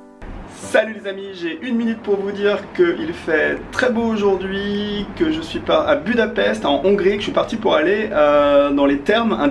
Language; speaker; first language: French; native; French